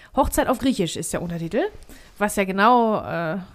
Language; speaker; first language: German; early bilingual, heritage; Greek